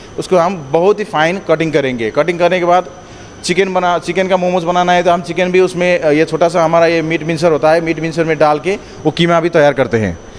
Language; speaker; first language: Hindi; non-native, fluent; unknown